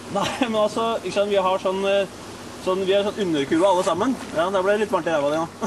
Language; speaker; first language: Norwegian; early bilingual, other home language; Urdu